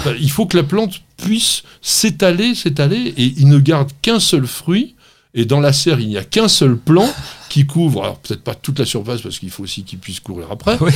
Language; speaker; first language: French; native; French